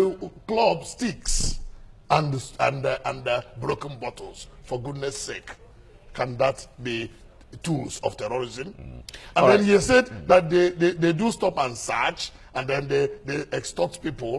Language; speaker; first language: English; non-native, local second language; Igbo